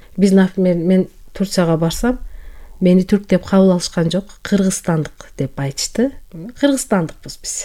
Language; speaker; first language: Kyrgyz; non-native, local second language; Turkish